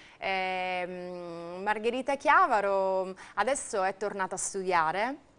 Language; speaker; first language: Italian; native; Italian